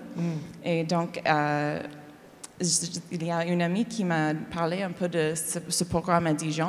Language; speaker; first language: French; non-native, learner; English